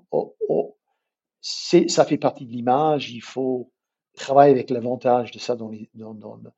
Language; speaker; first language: French; non-native, fluent; English